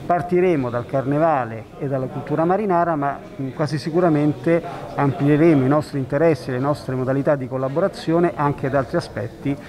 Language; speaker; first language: Italian; native; Italian